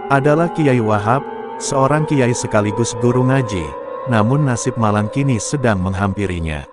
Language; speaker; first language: Indonesian; native; Indonesian